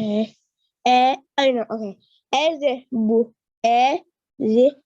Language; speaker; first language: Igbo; early bilingual, heritage; English